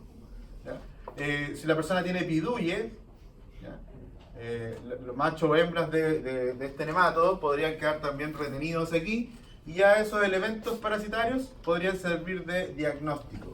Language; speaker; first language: Spanish; native; Spanish